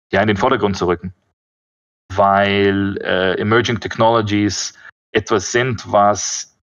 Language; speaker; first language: German; early bilingual, other home language; Russian